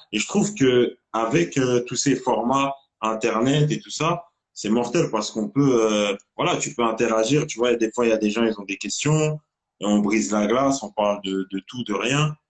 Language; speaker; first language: French; native; French